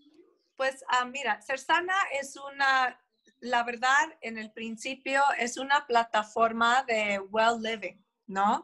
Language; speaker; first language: Spanish; non-native, fluent; English